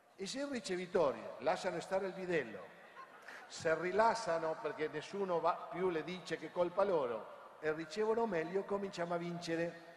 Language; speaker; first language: Italian; non-native, fluent; Spanish